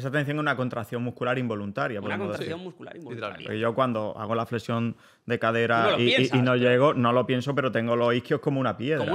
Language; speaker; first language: Spanish; native; Spanish